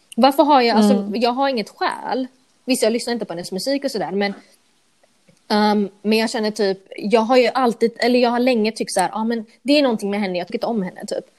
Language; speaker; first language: Swedish; non-native, local second language; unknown